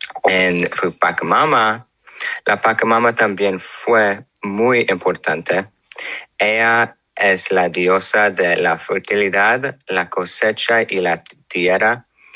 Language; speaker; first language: Spanish; non-native, learner; English